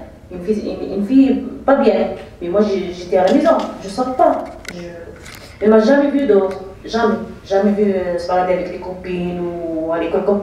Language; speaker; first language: French; non-native, fluent; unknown